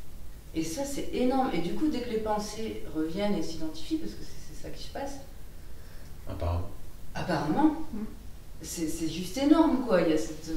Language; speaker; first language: French; native; French